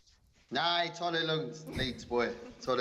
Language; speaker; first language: Swedish; non-native, fluent; English